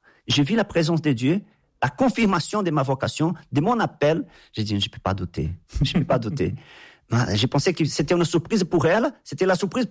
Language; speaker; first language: French; non-native, fluent; Portuguese